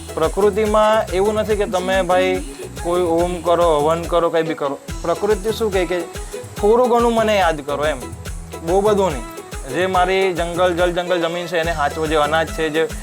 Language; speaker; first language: Gujarati; non-native, local second language; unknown